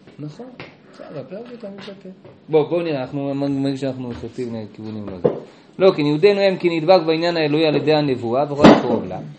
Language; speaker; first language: Hebrew; native; Hebrew